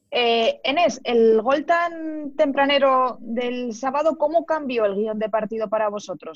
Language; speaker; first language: Spanish; native; Spanish